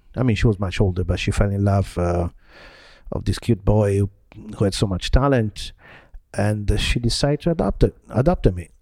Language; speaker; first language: English; non-native, fluent; Italian